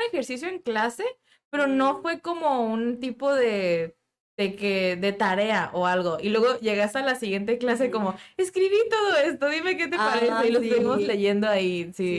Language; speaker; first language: Spanish; native; Spanish